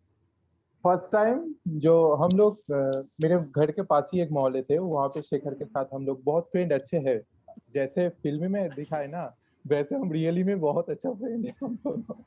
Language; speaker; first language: Hindi; non-native, local second language; Bangla